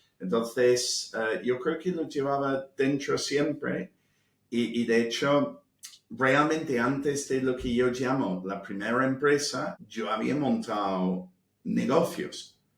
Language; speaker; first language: Spanish; non-native, fluent; English